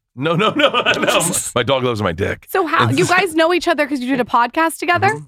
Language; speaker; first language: English; native; English